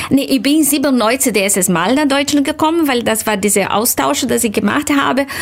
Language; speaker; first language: German; non-native, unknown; Portuguese